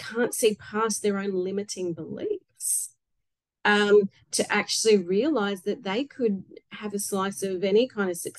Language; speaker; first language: English; native; English